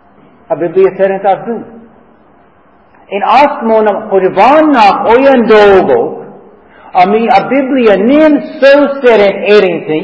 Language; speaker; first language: Hungarian; non-native, fluent; English